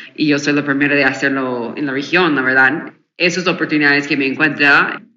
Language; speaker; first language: Spanish; non-native, fluent; English